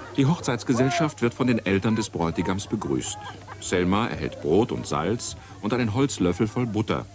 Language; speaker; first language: German; native; German